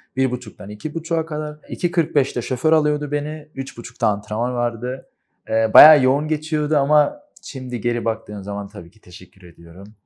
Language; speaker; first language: Turkish; early bilingual, heritage; Turkish